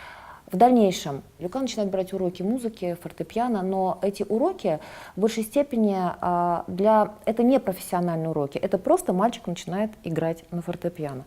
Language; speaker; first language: Russian; native; Russian